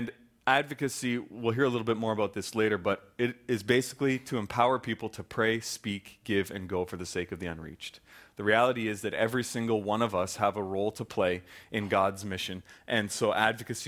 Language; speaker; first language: English; native; English